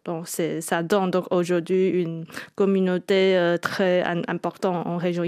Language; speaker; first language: French; non-native, fluent; Chinese